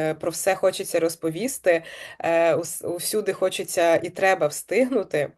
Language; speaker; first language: Ukrainian; native; Ukrainian